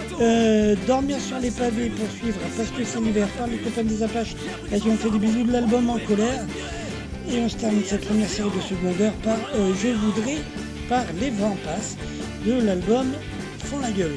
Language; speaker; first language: French; native; French